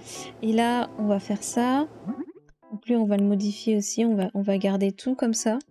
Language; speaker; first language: French; native; French